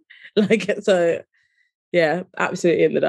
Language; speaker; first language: English; native; English